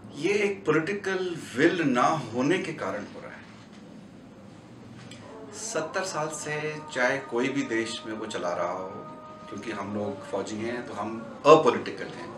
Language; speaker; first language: Hindi; native; Hindi